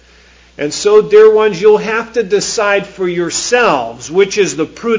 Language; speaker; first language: English; native; English